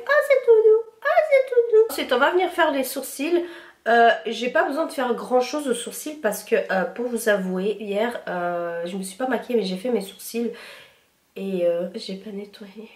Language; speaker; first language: French; native; French